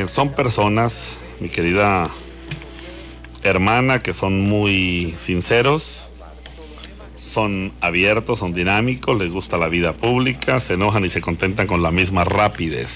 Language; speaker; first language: Spanish; native; Spanish